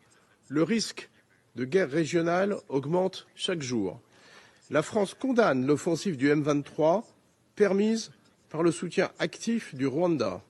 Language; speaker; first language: French; native; French